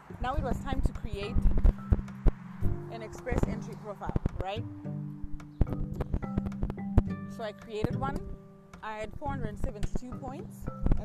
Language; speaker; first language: English; non-native, local second language; Shona